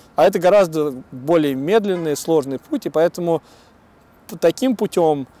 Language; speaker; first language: Russian; native; Russian